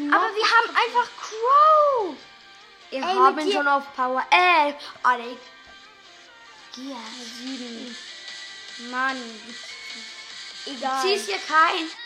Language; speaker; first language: German; native; German